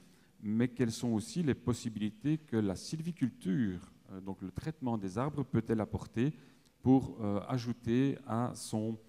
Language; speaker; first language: French; native; French